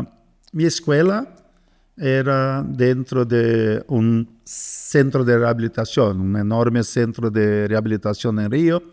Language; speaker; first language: Spanish; non-native, fluent; Portuguese